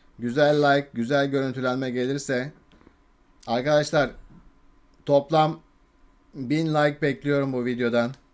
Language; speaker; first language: Turkish; native; Turkish